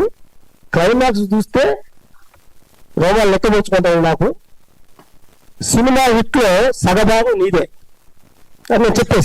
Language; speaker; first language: Telugu; native; Telugu